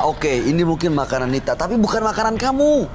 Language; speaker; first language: Indonesian; native; Indonesian